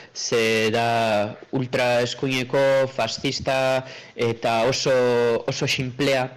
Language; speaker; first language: Basque; early bilingual, other home language; Portuguese